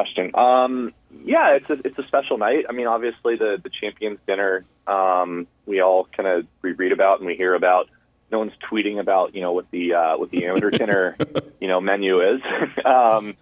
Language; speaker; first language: English; native; English